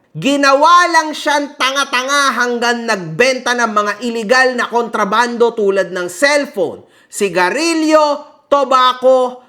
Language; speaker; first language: Filipino; early bilingual, heritage; Filipino